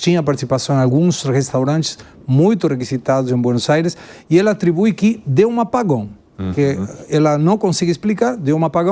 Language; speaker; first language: Portuguese; non-native, fluent; Spanish